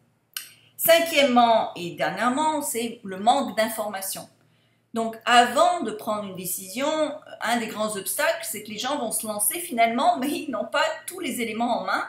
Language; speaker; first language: French; native; French